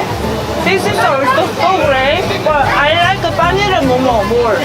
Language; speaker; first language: English; non-native, learner; Korean